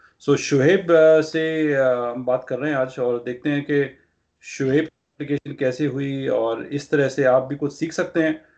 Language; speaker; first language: Hindi; non-native, local second language; Punjabi